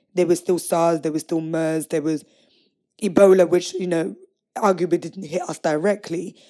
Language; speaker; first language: English; native; English